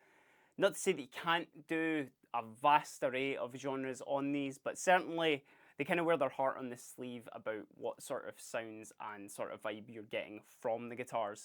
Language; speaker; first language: English; native; English